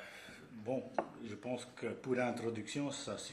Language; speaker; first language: French; non-native, local second language; Dutch